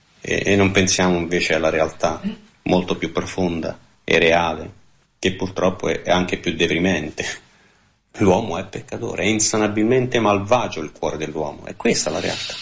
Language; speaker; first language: Italian; native; Italian